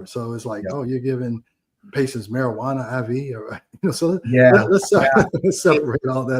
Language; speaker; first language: English; native; English